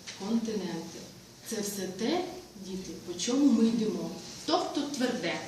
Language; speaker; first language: Ukrainian; native; Ukrainian